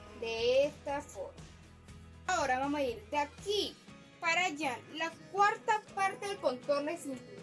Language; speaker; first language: Spanish; native; Spanish